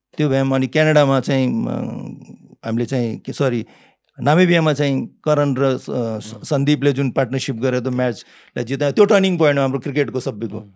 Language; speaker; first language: Nepali; early bilingual, heritage; Nepali